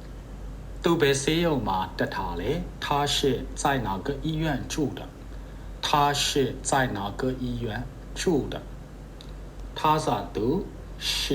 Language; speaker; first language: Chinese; non-native, fluent; Burmese